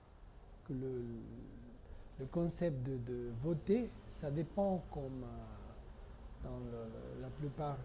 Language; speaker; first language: French; non-native, fluent; Spanish